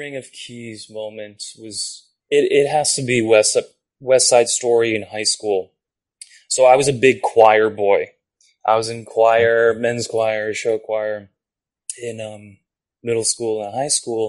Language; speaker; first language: English; non-native, fluent; Japanese